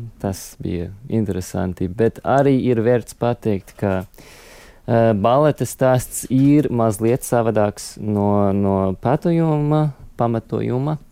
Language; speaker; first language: Latvian; non-native, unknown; English